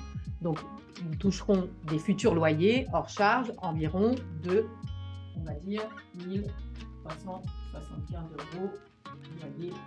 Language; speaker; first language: French; native; French